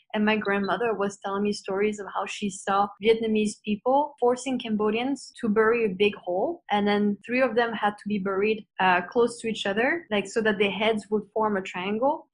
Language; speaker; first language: English; non-native, fluent; Vietnamese